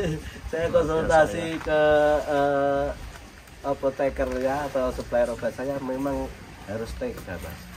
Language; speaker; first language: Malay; non-native, local second language; Javanese